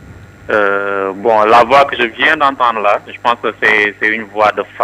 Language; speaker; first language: French; non-native, local second language; Wolof